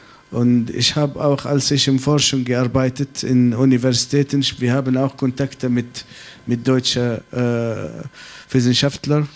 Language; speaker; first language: German; non-native, fluent; Arabic